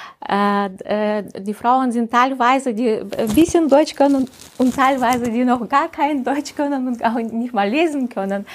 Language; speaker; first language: German; non-native, fluent; Russian